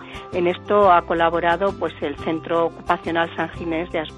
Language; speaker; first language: Spanish; native; Spanish